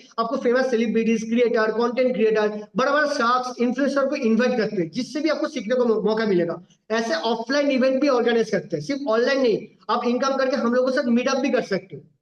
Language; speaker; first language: Hindi; non-native, local second language; Bangla